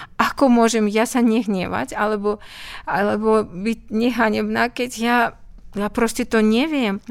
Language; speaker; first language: Slovak; non-native, fluent; Russian